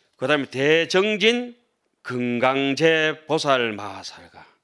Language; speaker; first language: Korean; native; Korean